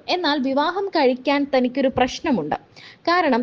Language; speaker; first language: Malayalam; native; Malayalam